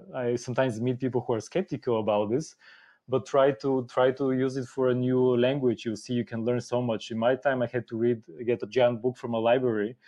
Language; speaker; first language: English; non-native, fluent; Bulgarian